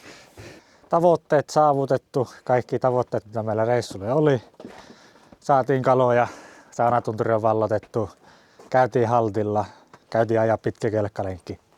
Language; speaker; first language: Finnish; native; Finnish